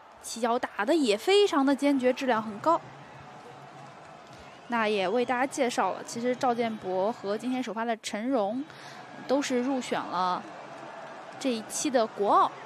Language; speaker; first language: Chinese; native; Chinese